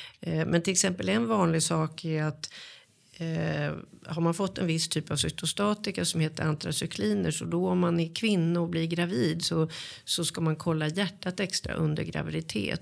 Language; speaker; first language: Swedish; native; Swedish